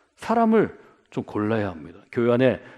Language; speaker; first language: Korean; native; Korean